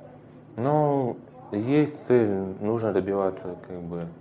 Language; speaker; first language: Russian; native; Russian